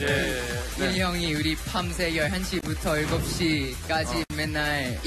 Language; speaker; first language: Korean; non-native, learner; Thai